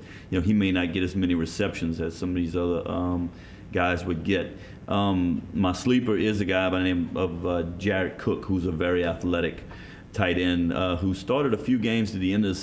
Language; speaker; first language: English; native; English